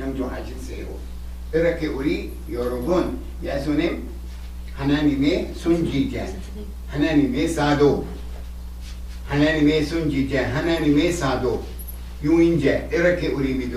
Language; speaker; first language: Korean; non-native, learner; Arabic